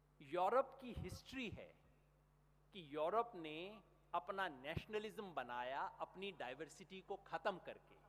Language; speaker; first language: Hindi; native; Hindi